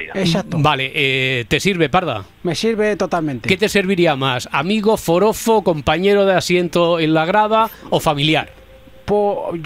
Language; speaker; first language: Spanish; native; Spanish